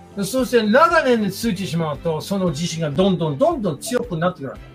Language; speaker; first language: Japanese; non-native, fluent; English